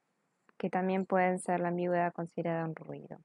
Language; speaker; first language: Spanish; native; Spanish